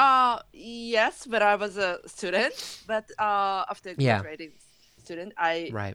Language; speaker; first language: English; non-native, learner; Japanese